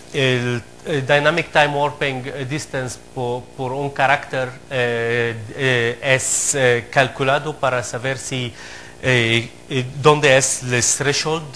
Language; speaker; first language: Spanish; non-native, fluent; Arabic